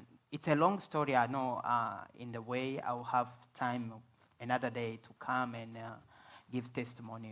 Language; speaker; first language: English; non-native, fluent; Swahili